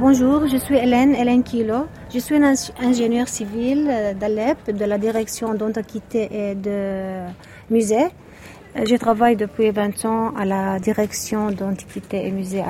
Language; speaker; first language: French; non-native, learner; Arabic